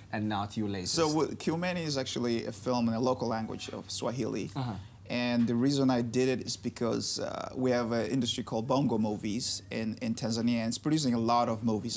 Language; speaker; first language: English; non-native, local second language; Russian